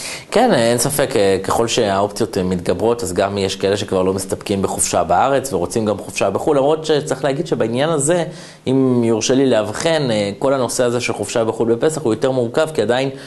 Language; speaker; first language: Hebrew; native; Hebrew